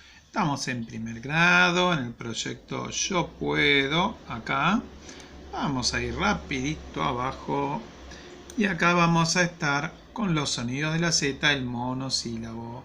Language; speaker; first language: Spanish; native; Spanish